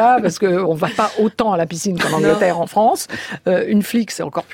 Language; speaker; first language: French; native; French